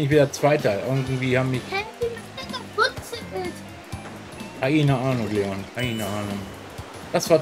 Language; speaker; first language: German; native; German